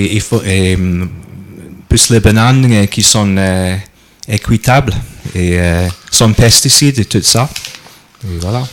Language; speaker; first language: French; non-native, learner; English